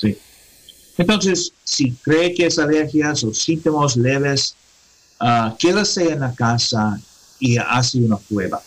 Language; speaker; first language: Spanish; non-native, learner; English